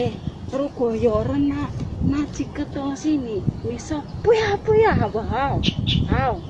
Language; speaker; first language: Chinese; non-native, learner; Indonesian